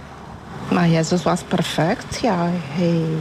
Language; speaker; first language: Dutch; non-native, learner; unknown